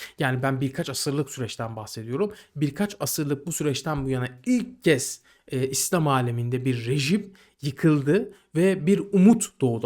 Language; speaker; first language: Turkish; native; Turkish